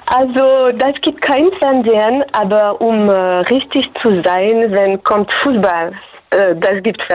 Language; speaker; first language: German; non-native, fluent; French